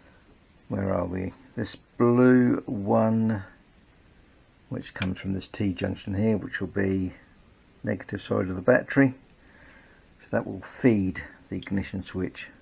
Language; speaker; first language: English; native; English